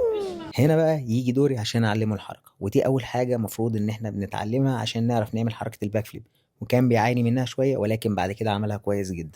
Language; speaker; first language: Arabic; native; Arabic